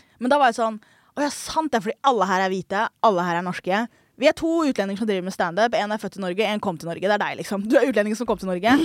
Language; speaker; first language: Norwegian; early bilingual, other home language; Somali